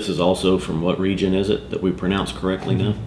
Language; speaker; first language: English; native; English